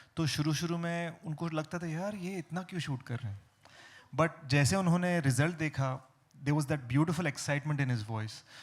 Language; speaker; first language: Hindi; non-native, fluent; Telugu